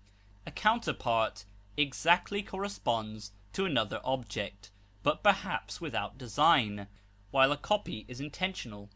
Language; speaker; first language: English; native; English